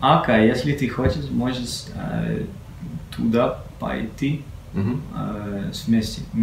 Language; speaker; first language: Russian; non-native, learner; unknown